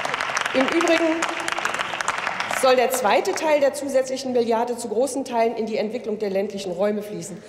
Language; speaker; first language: German; native; German